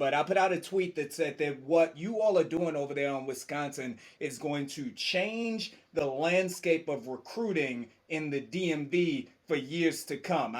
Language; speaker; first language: English; native; English